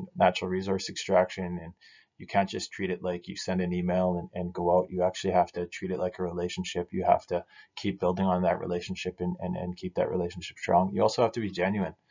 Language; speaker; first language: English; native; English